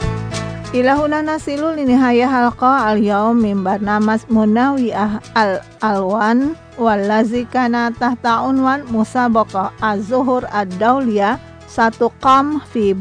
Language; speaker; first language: Arabic; non-native, learner; Indonesian